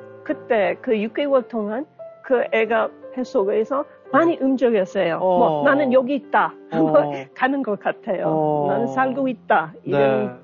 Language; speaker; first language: Korean; non-native, learner; English